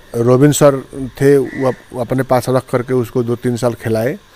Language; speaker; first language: Hindi; native; Hindi